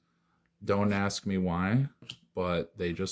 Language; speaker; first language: English; native; English